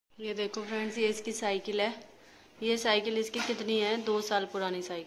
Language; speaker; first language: Hindi; native; Hindi